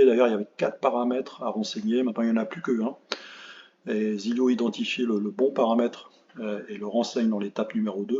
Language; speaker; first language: French; native; French